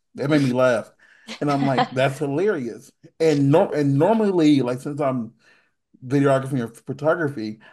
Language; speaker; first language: English; native; English